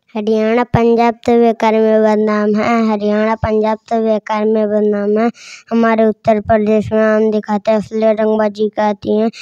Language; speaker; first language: Hindi; native; Hindi